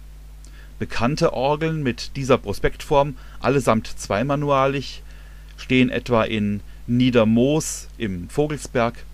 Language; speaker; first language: German; native; German